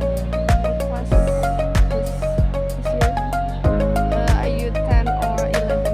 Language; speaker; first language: English; non-native, learner; Indonesian